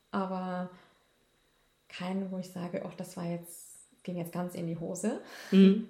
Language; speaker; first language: German; native; German